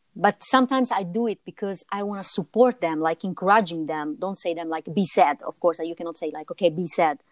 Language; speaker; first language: English; non-native, fluent; Italian